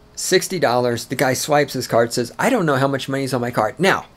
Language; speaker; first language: English; native; English